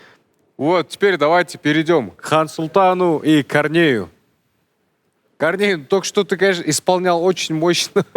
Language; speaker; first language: Russian; non-native, local second language; Kazakh